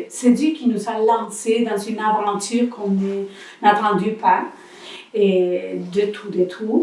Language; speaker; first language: French; non-native, learner; Spanish